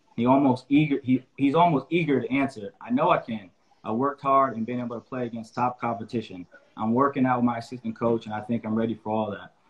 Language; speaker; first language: English; native; English